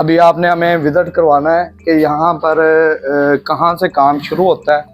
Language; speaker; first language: Urdu; non-native, local second language; Punjabi